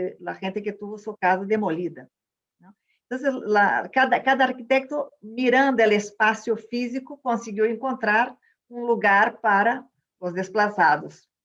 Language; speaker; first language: Spanish; non-native, fluent; Portuguese